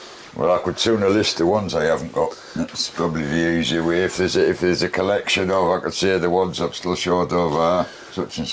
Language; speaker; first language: English; native; English